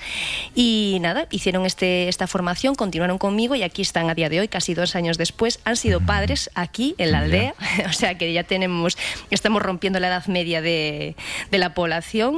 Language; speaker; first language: Spanish; native; Spanish